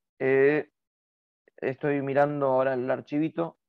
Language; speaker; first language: Spanish; native; Spanish